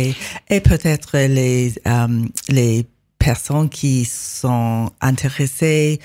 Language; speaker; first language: French; non-native, learner; English